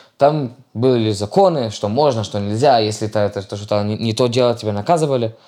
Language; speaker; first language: Russian; early bilingual, heritage; Russian